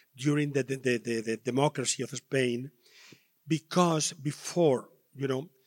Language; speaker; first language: English; non-native, learner; Spanish